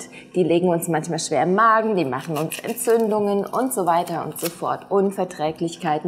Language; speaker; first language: German; native; German